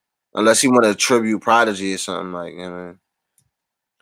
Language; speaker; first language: English; native; English